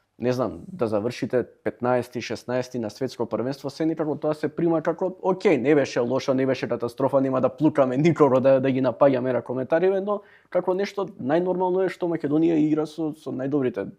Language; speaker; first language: Macedonian; native; Macedonian